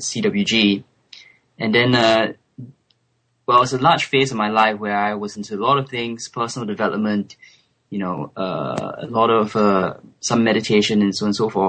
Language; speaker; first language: English; native; English